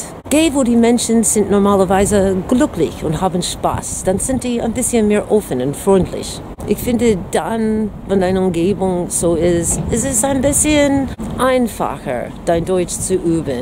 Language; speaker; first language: German; non-native, fluent; English